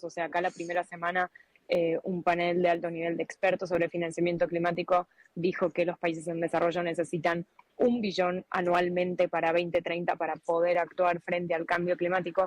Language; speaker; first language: Spanish; native; Spanish